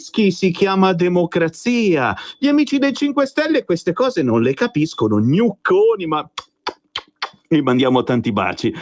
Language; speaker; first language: Italian; native; Italian